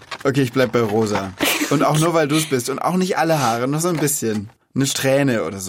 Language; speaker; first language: German; native; German